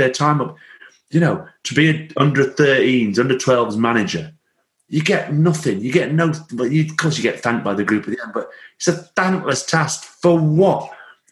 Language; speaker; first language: English; native; English